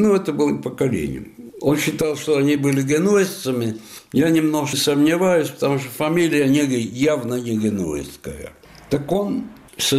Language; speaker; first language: Russian; non-native, fluent; Spanish